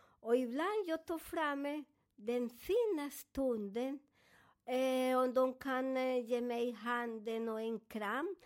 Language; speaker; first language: Swedish; non-native, fluent; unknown